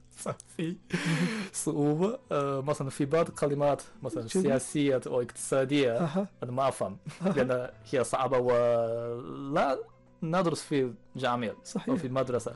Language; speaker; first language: Arabic; non-native, learner; Japanese